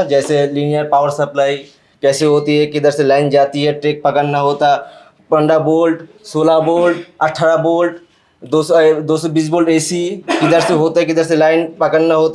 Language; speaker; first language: Hindi; non-native, learner; Bangla